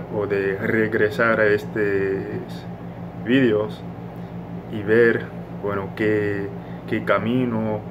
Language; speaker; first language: Spanish; non-native, learner; English